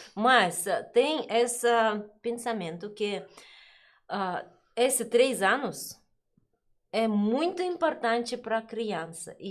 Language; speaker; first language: Portuguese; non-native, learner; Russian